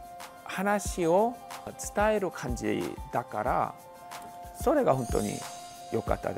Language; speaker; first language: Japanese; non-native, fluent; Korean